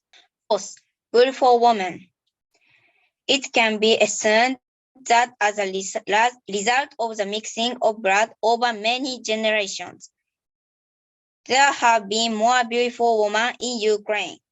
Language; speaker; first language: English; non-native, learner; Japanese